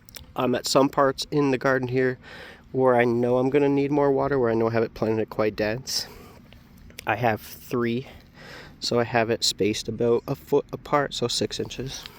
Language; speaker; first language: English; native; English